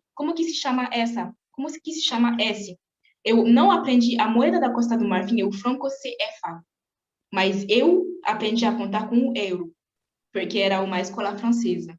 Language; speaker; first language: Portuguese; non-native, fluent; French